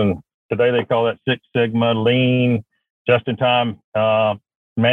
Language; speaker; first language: English; native; English